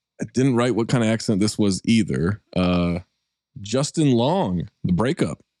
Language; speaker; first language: English; native; English